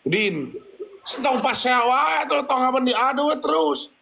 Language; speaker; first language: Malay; non-native, local second language; Sundanese